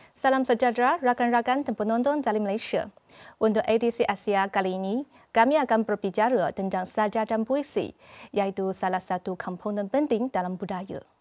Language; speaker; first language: Malay; non-native, fluent; Chinese